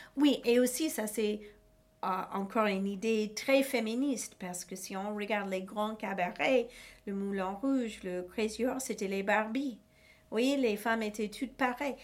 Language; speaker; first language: French; non-native, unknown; English